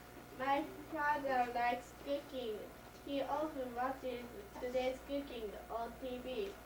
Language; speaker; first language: English; non-native, learner; Japanese